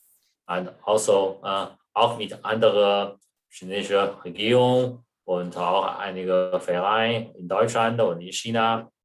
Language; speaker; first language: German; non-native, learner; Chinese